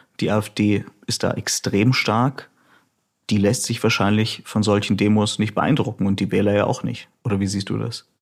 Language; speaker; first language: German; early bilingual, other home language; Russian